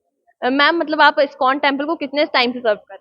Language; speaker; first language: Hindi; native; Hindi